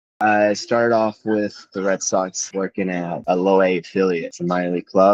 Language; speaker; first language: English; native; English